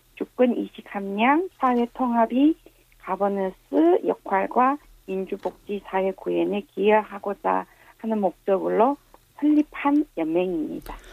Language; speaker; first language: Korean; early bilingual, heritage; Korean